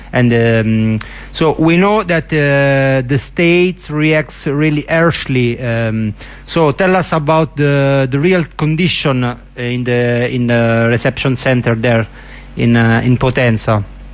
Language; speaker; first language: English; non-native, learner; Italian